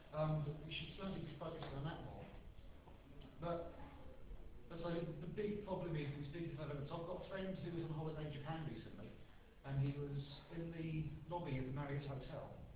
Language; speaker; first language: English; native; English